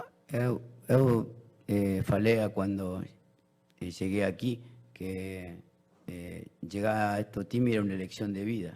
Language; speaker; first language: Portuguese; non-native, learner; Spanish